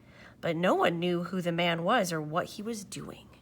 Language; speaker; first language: English; native; English